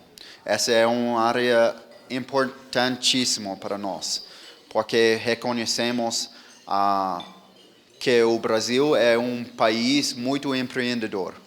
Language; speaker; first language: Portuguese; non-native, fluent; English